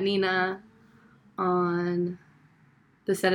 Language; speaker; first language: English; native; English